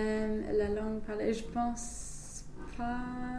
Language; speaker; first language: French; non-native, fluent; English